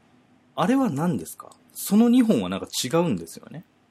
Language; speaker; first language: Japanese; native; Japanese